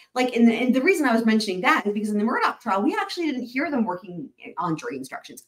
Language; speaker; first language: English; native; English